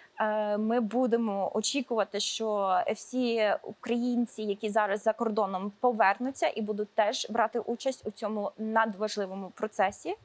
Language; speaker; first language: Ukrainian; early bilingual, heritage; Ukrainian